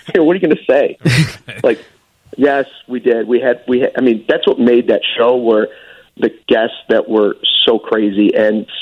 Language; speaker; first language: English; native; English